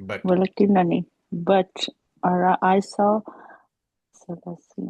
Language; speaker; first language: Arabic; non-native, learner; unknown